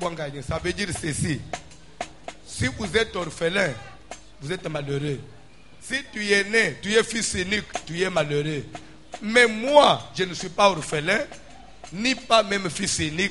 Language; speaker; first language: French; non-native, local second language; Lingala